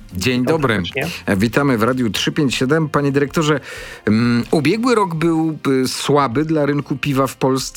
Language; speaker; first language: Polish; native; Polish